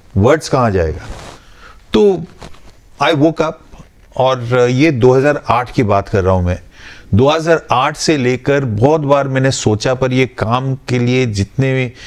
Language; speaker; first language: Hindi; non-native, local second language; Bangla